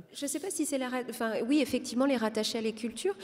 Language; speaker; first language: French; non-native, local second language; Arabic